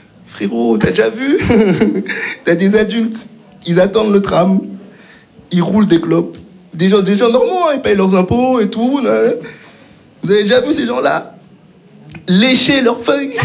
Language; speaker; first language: French; native; French